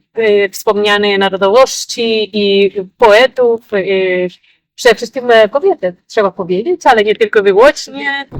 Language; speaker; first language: Polish; non-native, fluent; Spanish